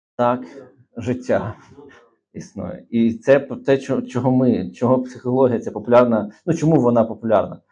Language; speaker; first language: Ukrainian; native; Ukrainian